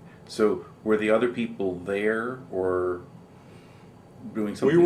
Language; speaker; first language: English; native; English